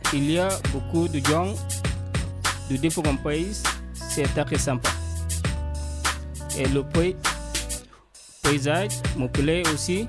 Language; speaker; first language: French; non-native, learner; Portuguese